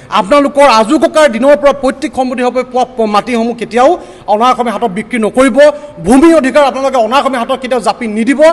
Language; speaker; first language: Assamese; native; Assamese